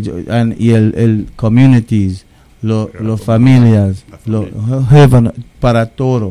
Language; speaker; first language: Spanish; early bilingual, heritage; English